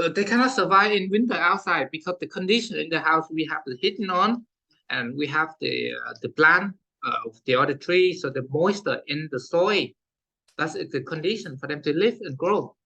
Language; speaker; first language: English; non-native, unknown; Vietnamese